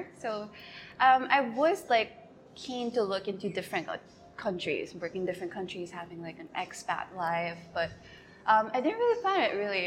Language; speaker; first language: English; non-native, local second language; Filipino